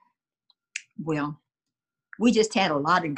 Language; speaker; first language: English; native; English